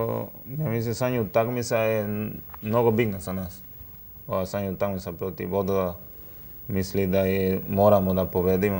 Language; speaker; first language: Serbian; non-native, learner; Spanish